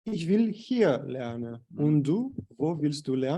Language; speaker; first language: German; non-native, fluent; Portuguese